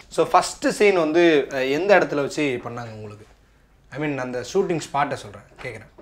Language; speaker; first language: Tamil; native; Tamil